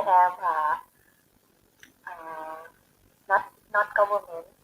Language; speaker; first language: English; non-native, learner; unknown